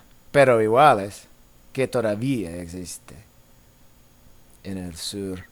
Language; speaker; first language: Spanish; non-native, fluent; English